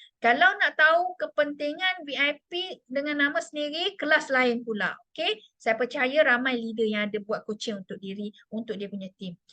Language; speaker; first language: Malay; non-native, local second language; Chinese